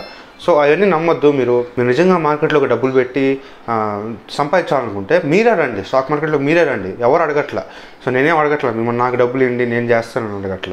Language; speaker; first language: Telugu; native; Telugu